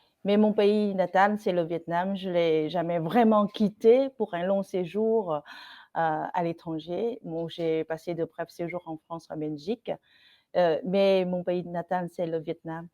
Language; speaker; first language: French; non-native, fluent; Vietnamese